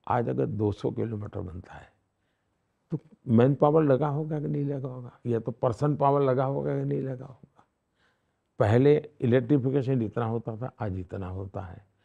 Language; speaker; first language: Hindi; non-native, local second language; Gujarati